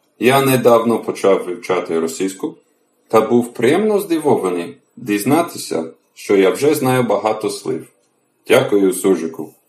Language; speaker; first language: Ukrainian; non-native, fluent; English